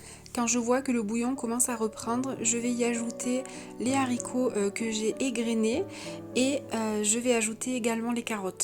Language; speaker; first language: French; native; French